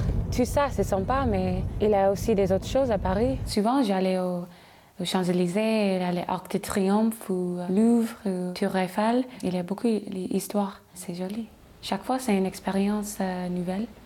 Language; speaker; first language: French; non-native, learner; English